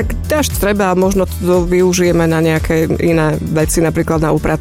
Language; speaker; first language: Slovak; native; Slovak